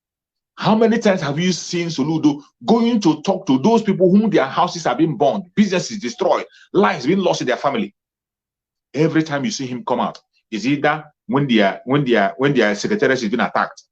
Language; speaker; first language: English; non-native, local second language; Igbo